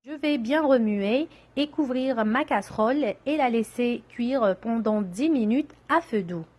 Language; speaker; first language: French; non-native, local second language; Arabic